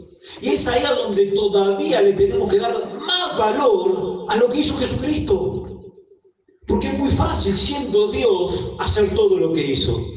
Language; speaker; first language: Spanish; native; Spanish